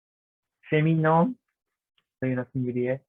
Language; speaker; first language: French; non-native, learner; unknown